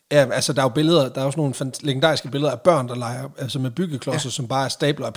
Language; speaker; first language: Danish; native; Danish